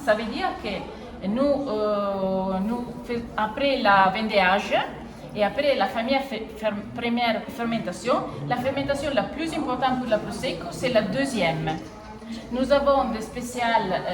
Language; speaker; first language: French; non-native, fluent; Italian